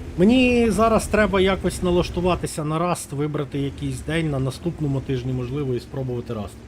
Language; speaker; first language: Ukrainian; non-native, local second language; Russian